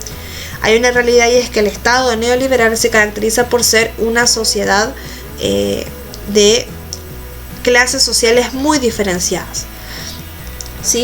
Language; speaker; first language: Spanish; native; Spanish